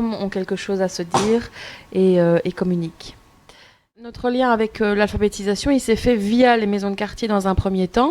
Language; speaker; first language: French; native; French